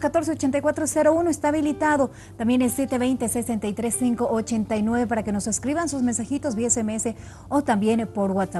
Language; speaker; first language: Spanish; native; Spanish